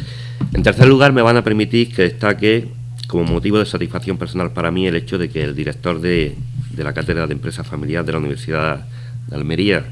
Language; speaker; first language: Spanish; native; Spanish